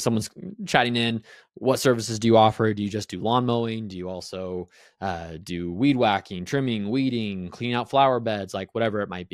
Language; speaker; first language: English; native; English